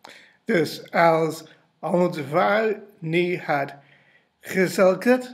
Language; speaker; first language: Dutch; non-native, learner; English